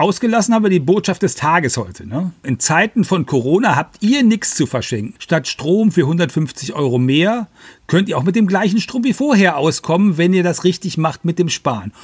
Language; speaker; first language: German; native; German